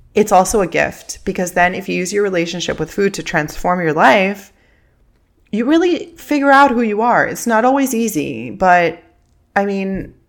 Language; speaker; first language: English; early bilingual, other home language; Spanish